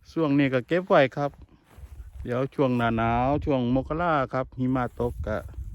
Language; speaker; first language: Thai; non-native, local second language; Northeastern Thai